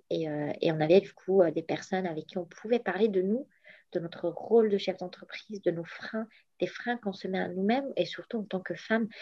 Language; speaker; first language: French; non-native, local second language; Arabic